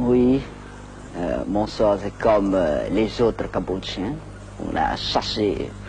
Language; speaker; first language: French; non-native, local second language; Khmer